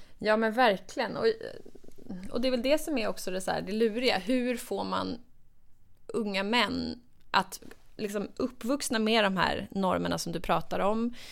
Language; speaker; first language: Swedish; native; Swedish